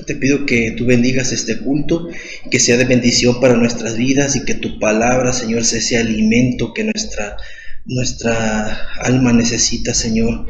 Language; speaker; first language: Spanish; native; Spanish